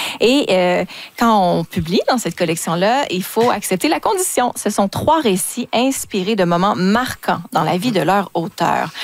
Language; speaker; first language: French; native; French